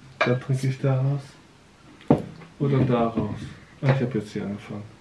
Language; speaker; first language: German; native; German